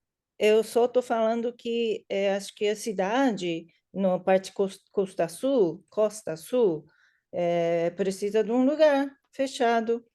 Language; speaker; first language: Portuguese; non-native, learner; English